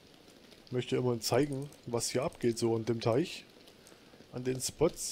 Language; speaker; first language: German; native; German